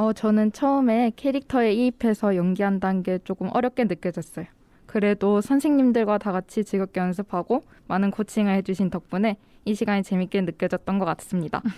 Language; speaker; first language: Korean; native; Korean